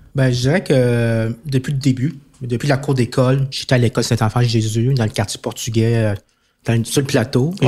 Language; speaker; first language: French; early bilingual, other home language; Chinese